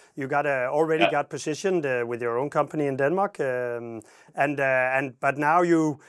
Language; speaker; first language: English; non-native, fluent; Danish